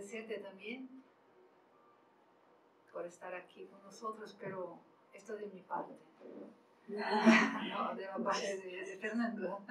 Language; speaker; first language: Spanish; non-native, fluent; Portuguese